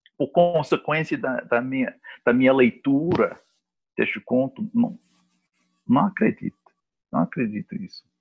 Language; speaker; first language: Portuguese; non-native, fluent; English